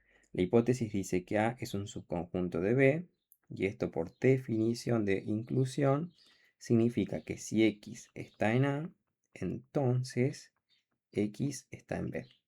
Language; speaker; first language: Spanish; native; Spanish